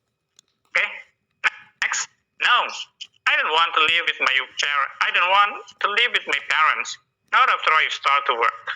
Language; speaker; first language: English; non-native, fluent; Indonesian